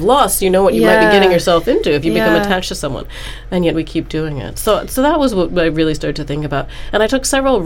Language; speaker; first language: English; native; English